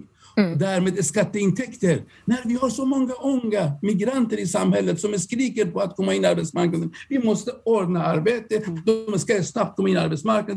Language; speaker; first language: Swedish; non-native, fluent; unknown